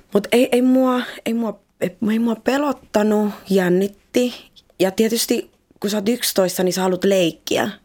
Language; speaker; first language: Finnish; early bilingual, other home language; Spanish